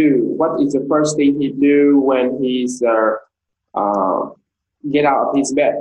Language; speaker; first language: English; non-native, learner; Vietnamese